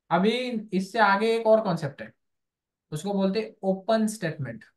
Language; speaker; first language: Hindi; non-native, local second language; Marathi